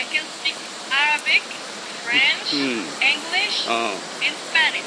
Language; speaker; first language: English; non-native, local second language; Arabic